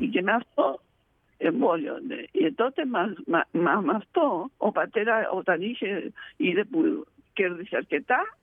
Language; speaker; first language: Greek; early bilingual, heritage; Greek